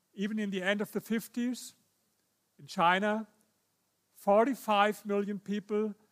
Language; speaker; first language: English; non-native, fluent; German